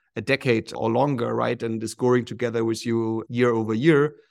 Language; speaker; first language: English; non-native, fluent; German